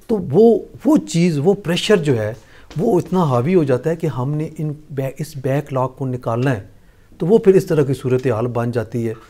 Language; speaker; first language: Urdu; non-native, local second language; Punjabi